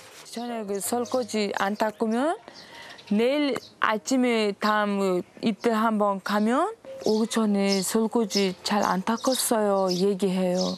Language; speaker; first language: Korean; non-native, learner; Uzbek